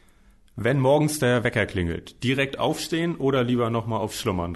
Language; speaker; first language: German; native; German